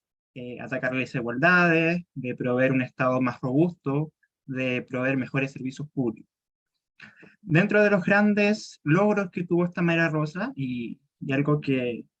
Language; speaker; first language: Spanish; native; Spanish